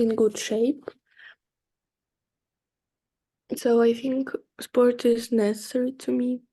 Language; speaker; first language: English; non-native, learner; Russian